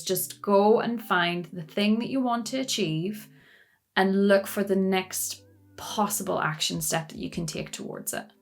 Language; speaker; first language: English; native; English